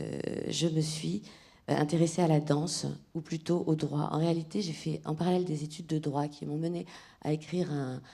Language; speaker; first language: French; native; French